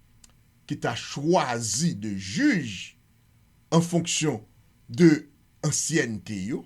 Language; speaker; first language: Haitian Creole; native; Haitian Creole